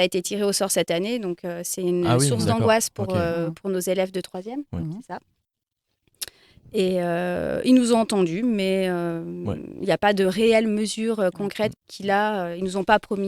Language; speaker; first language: French; native; French